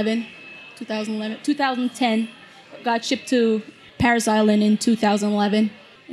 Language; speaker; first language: English; non-native, local second language; Jamaican Creole English